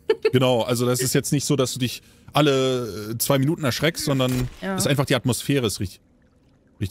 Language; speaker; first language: German; native; German